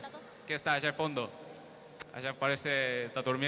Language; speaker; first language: Spanish; non-native, learner; Korean